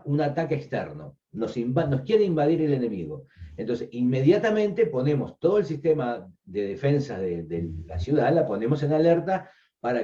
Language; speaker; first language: Spanish; native; Spanish